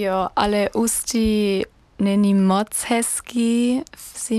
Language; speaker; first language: Czech; non-native, learner; German